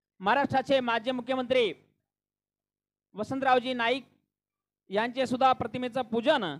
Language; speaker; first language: Marathi; non-native, local second language; Lambadi